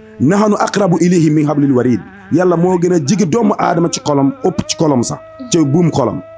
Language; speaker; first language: Wolof; non-native, fluent; Bambara